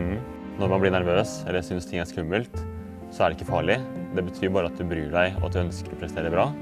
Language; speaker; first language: Norwegian; native; Norwegian